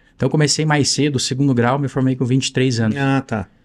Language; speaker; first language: Portuguese; native; Portuguese